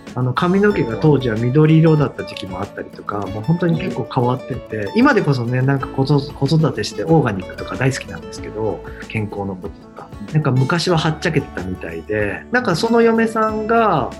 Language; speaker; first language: Japanese; native; Japanese